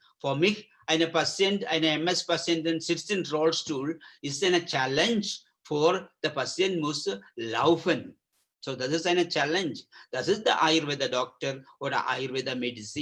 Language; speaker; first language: German; non-native, learner; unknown